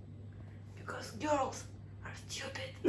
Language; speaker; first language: English; non-native, learner; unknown